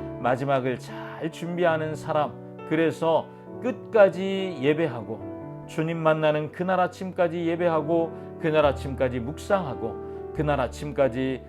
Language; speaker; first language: Korean; native; Korean